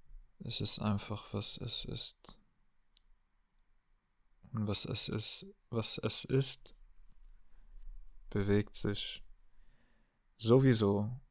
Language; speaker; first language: German; non-native, learner; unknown